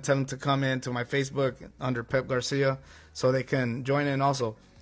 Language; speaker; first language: English; early bilingual, other home language; Spanish